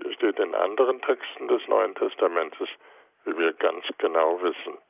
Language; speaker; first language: German; native; German